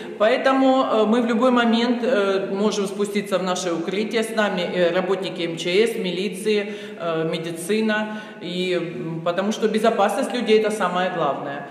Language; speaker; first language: Russian; native; Russian